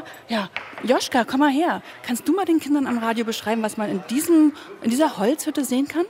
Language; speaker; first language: German; native; German